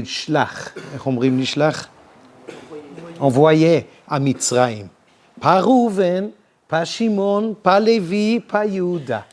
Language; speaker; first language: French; non-native, learner; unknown